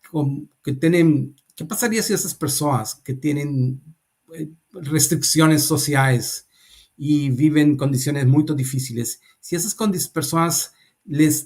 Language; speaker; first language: Portuguese; non-native, learner; Spanish